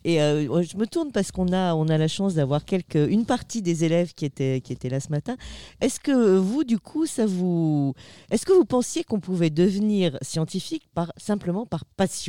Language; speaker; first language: French; native; French